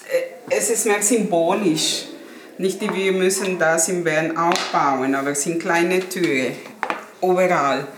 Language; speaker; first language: German; non-native, learner; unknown